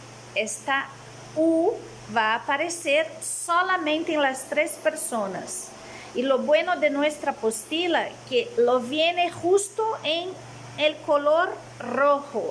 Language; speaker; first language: Spanish; non-native, fluent; Portuguese